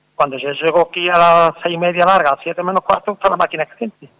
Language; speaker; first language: Spanish; native; Spanish